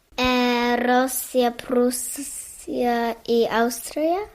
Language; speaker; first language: Polish; early bilingual, heritage; Polish